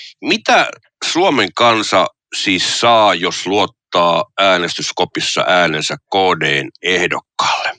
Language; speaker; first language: Finnish; native; Finnish